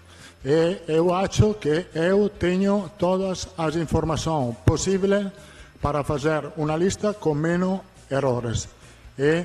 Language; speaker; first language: Portuguese; non-native, learner; Italian